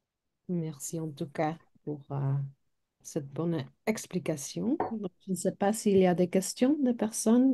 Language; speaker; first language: French; non-native, local second language; Dutch